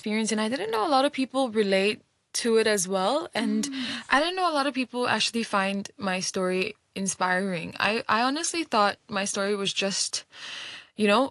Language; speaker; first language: English; non-native, local second language; Nepali